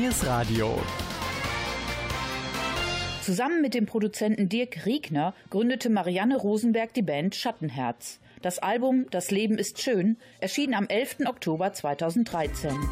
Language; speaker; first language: German; native; German